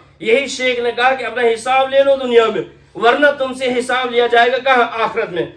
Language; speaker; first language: Urdu; non-native, local second language; Kashmiri